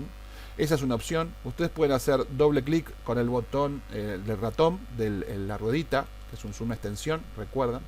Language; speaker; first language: Spanish; native; Spanish